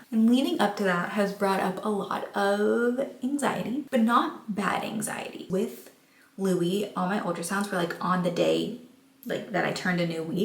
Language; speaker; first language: English; native; English